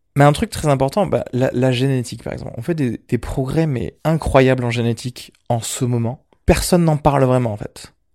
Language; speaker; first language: French; early bilingual, other home language; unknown